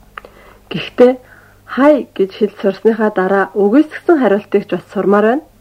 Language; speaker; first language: Mongolian; native; Mongolian